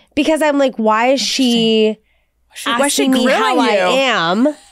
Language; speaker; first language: English; native; English